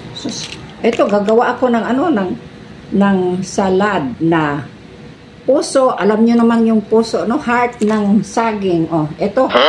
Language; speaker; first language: Filipino; non-native, local second language; Cebuano